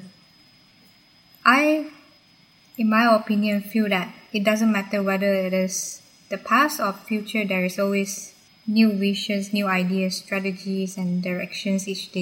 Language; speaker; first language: English; non-native, local second language; Chinese